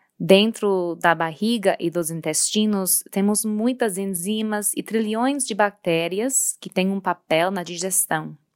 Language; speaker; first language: Portuguese; non-native, fluent; English